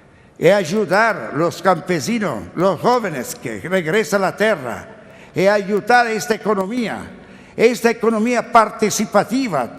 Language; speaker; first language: Spanish; non-native, learner; Italian